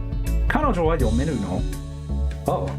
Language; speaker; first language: Japanese; non-native, learner; English